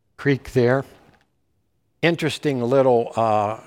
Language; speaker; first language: English; native; English